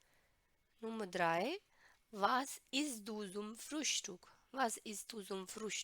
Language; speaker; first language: German; non-native, fluent; Hindi